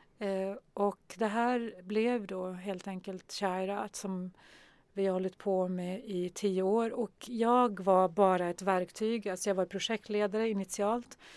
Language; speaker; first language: Swedish; early bilingual, other home language; Arabic